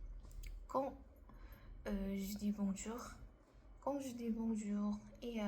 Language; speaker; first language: French; non-native, learner; Korean